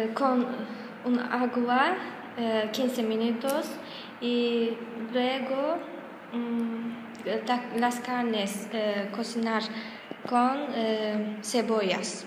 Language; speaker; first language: Spanish; non-native, learner; Azerbaijani